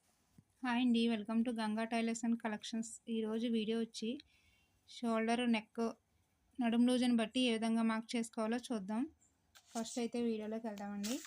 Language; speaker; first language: Telugu; native; Telugu